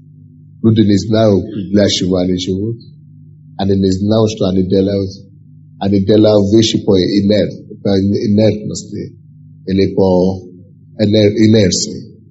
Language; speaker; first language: Russian; non-native, fluent; Yoruba